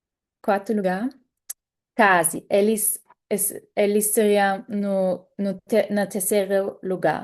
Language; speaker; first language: Portuguese; non-native, fluent; German